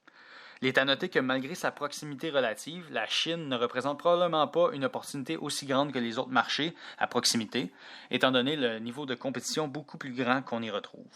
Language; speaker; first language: French; native; French